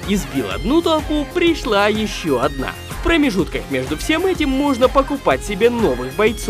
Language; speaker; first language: Russian; native; Russian